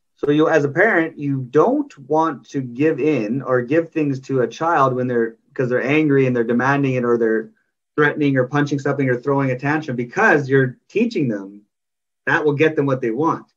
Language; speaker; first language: English; native; English